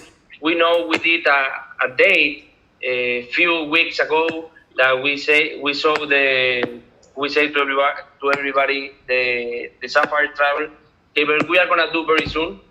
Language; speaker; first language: English; non-native, learner; Spanish